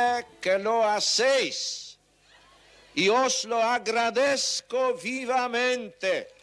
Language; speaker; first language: Spanish; non-native, fluent; Polish